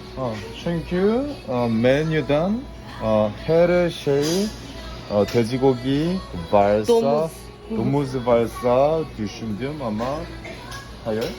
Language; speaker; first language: Turkish; non-native, learner; Korean